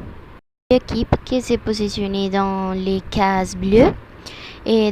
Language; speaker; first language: French; non-native, learner; Spanish